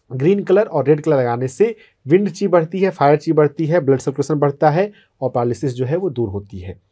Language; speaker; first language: Hindi; native; Hindi